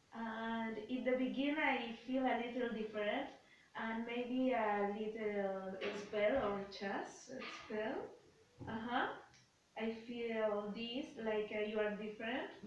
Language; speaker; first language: English; non-native, learner; Spanish